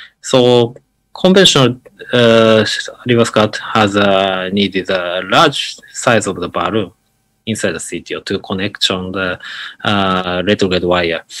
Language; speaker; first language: English; non-native, learner; Japanese